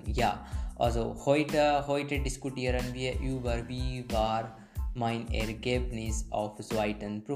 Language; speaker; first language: German; non-native, learner; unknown